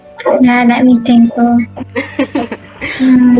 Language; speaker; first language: English; non-native, local second language; Malay